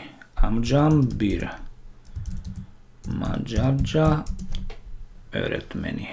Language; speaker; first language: Turkish; non-native, learner; Slovak